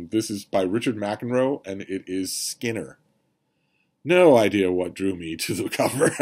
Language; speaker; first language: English; native; English